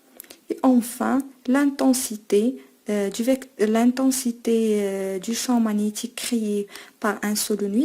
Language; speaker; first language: French; non-native, local second language; Arabic